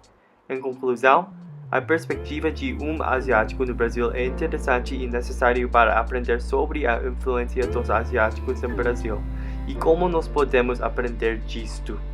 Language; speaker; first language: Portuguese; non-native, learner; English